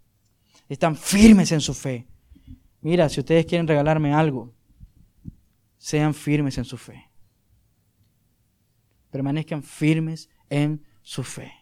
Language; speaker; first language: Spanish; native; Spanish